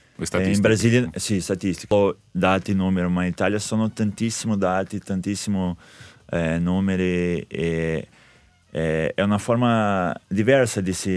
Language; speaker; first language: Italian; non-native, fluent; Portuguese